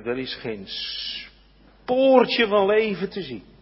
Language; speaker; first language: Dutch; native; Dutch